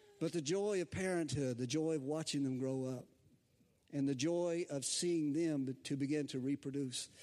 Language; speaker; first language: English; native; English